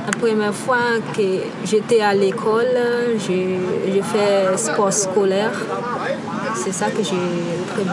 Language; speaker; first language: French; non-native, local second language; Malagasy